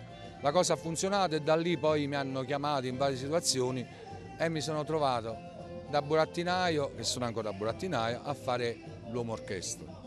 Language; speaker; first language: Italian; native; Italian